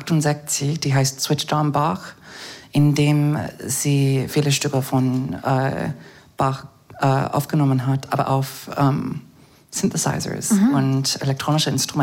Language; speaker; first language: German; non-native, fluent; English